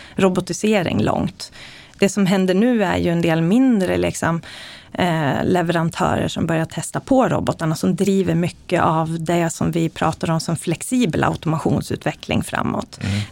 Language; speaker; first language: Swedish; native; Swedish